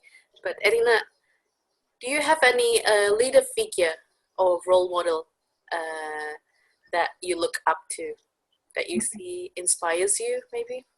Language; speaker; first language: English; non-native, fluent; Indonesian